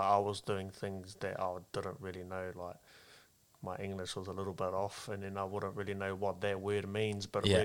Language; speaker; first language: English; non-native, local second language; Māori